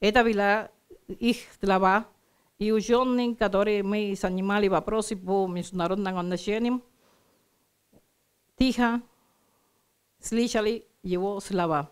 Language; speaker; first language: Russian; non-native, learner; Spanish